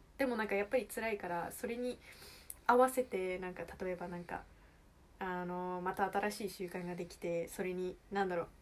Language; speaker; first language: Japanese; early bilingual, heritage; Japanese